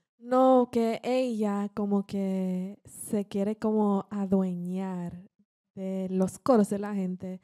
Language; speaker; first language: Spanish; early bilingual, heritage; Spanish